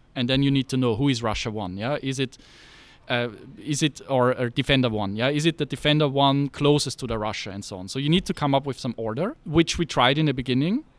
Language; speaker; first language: English; non-native, fluent; German